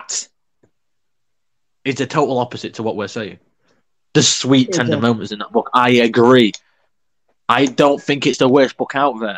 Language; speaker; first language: English; native; English